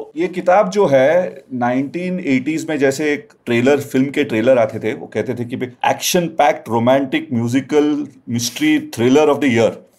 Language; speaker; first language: Hindi; non-native, local second language; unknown